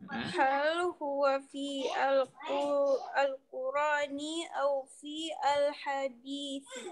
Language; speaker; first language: Arabic; non-native, learner; Indonesian